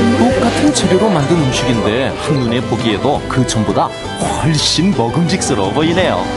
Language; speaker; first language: Korean; native; Korean